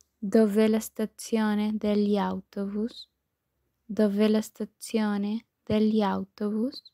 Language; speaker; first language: Italian; non-native, learner; Spanish